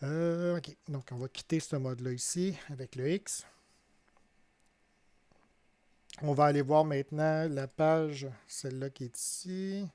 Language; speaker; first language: French; native; French